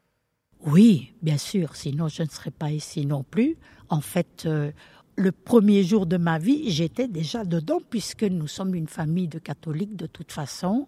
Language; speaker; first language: French; early bilingual, other home language; Italian